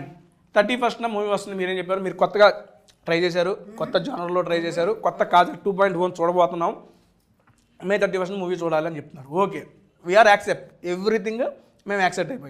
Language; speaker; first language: Telugu; native; Telugu